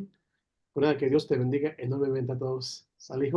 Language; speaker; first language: Spanish; native; Spanish